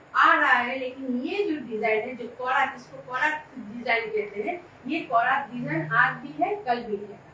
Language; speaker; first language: Hindi; non-native, local second language; Bangla